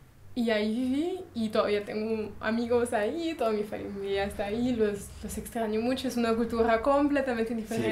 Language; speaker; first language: Spanish; early bilingual, heritage; German